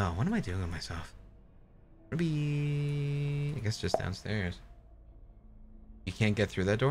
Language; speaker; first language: English; native; English